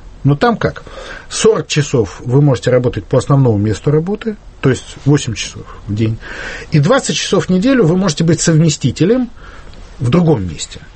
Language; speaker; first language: Russian; native; Russian